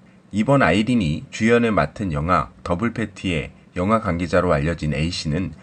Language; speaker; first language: Korean; native; Korean